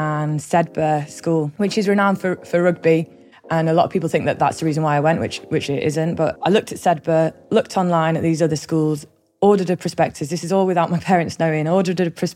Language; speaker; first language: English; native; English